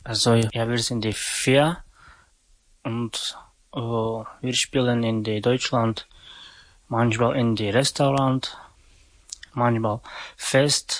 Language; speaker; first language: German; non-native, learner; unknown